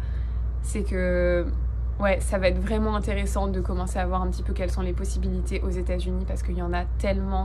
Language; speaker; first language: French; native; French